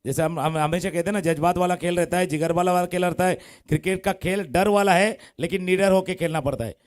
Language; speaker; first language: Hindi; non-native, local second language; Marathi